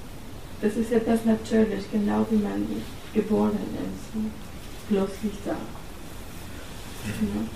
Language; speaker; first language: German; non-native, learner; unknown